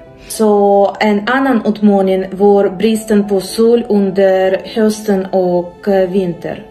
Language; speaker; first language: Swedish; non-native, fluent; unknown